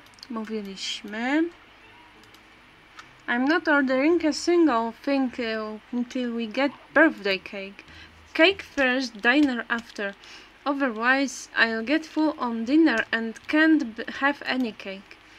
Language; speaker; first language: English; non-native, learner; Polish